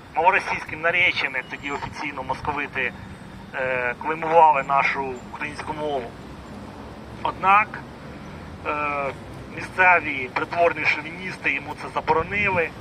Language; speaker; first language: Ukrainian; native; Ukrainian